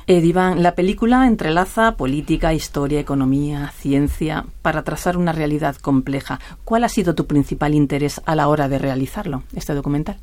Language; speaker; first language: Spanish; native; Spanish